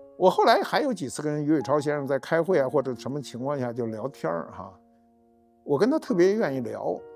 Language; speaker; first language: Chinese; native; Chinese